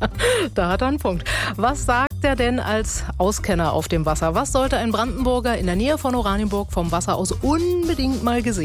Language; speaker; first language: German; native; German